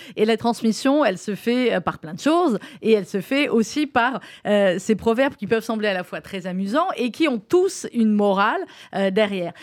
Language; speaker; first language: French; native; French